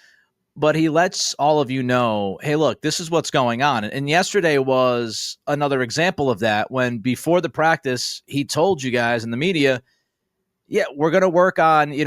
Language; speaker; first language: English; native; English